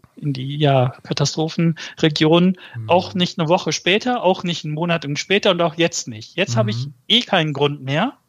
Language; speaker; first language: German; early bilingual, other home language; Turkish